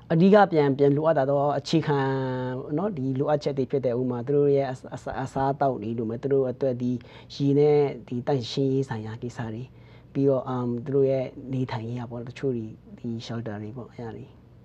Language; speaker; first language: Burmese; non-native, local second language; Kachin